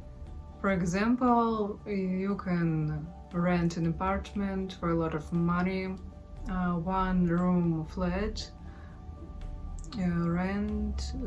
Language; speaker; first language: English; non-native, learner; Russian